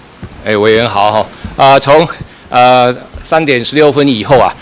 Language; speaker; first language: Chinese; native; Chinese